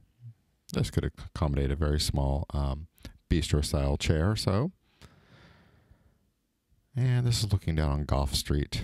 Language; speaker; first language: English; native; English